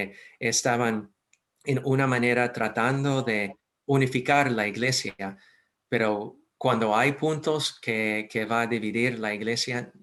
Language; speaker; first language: Spanish; non-native, fluent; English